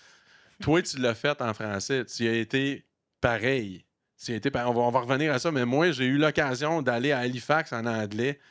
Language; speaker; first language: French; native; French